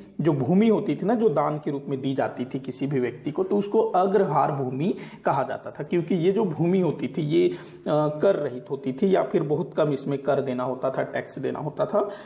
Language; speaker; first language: Hindi; non-native, local second language; Marathi